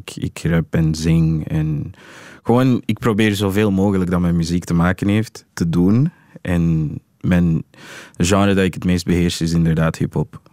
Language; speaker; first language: Dutch; early bilingual, other home language; English